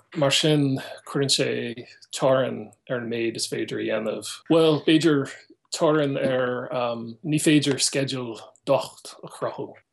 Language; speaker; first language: Irish; non-native, fluent; English